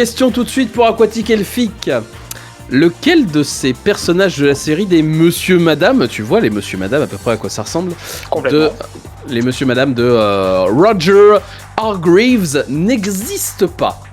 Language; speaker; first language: French; native; French